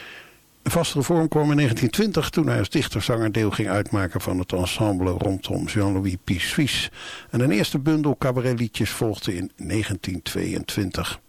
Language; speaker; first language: Dutch; native; Dutch